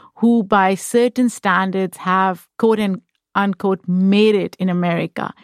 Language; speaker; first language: English; non-native, local second language; Urdu